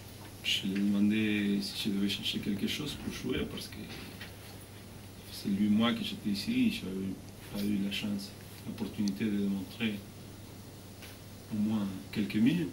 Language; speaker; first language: French; non-native, fluent; Spanish